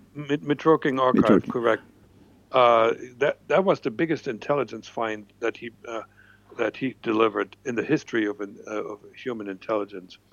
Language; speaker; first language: English; non-native, fluent; German